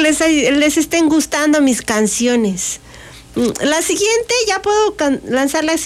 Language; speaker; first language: Spanish; native; Spanish